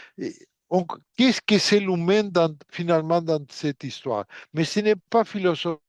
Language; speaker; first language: French; non-native, fluent; Portuguese